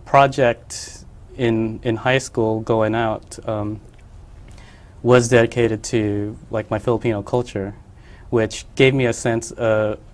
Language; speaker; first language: English; early bilingual, other home language; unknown